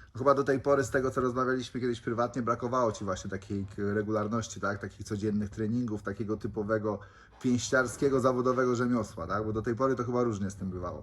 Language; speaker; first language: Polish; native; Polish